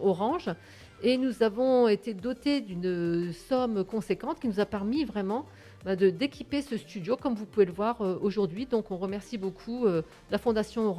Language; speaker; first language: French; native; French